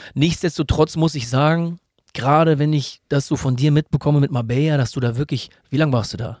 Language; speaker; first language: German; native; German